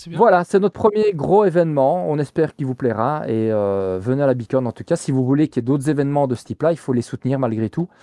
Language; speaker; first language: French; native; French